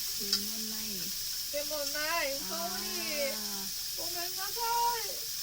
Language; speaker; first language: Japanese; non-native, learner; Thai